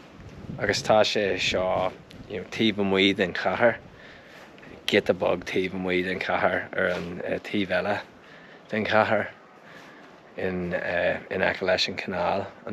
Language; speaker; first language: Irish; non-native, local second language; English